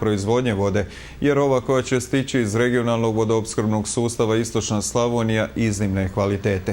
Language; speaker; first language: Croatian; native; Croatian